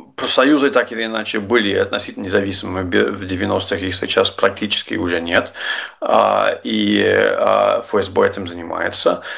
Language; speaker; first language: Russian; non-native, fluent; English